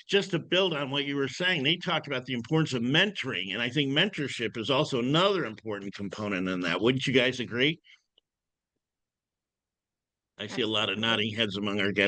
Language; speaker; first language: English; native; English